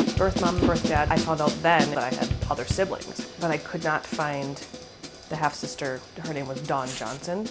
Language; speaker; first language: English; native; English